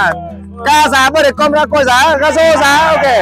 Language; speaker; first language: Portuguese; non-native, learner; Vietnamese